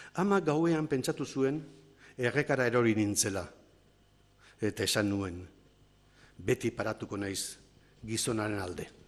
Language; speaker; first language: Basque; native; Basque